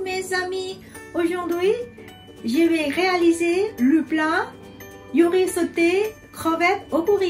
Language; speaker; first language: French; non-native, learner; Thai